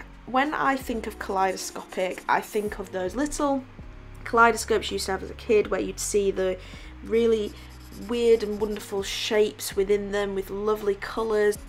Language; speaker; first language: English; native; English